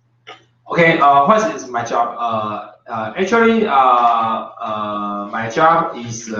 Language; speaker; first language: English; non-native, learner; Chinese